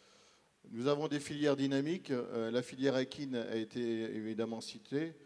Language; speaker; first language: French; native; French